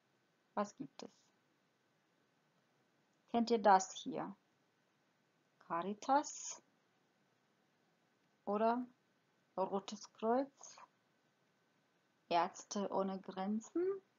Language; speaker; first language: German; non-native, fluent; Croatian